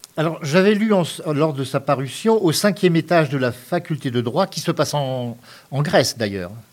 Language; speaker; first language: French; native; French